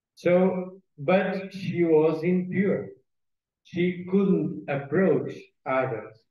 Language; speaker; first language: English; non-native, fluent; Portuguese